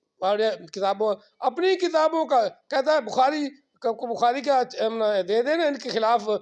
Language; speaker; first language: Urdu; non-native, local second language; Punjabi